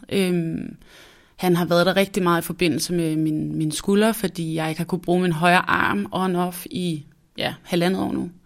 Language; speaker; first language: Danish; native; Danish